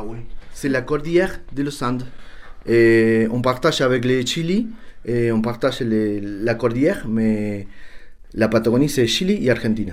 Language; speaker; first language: French; non-native, learner; Spanish